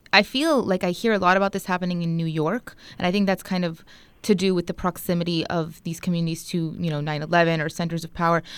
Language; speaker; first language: English; native; English